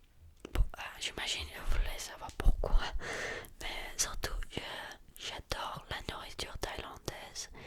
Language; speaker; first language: French; early bilingual, heritage; French